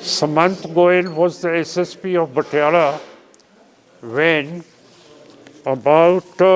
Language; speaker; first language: English; non-native, local second language; Punjabi